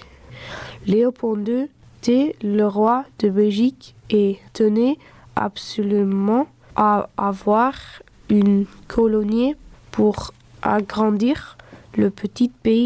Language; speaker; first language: French; early bilingual, other home language; Dutch